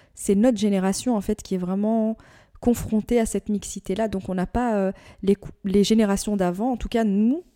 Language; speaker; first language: French; native; French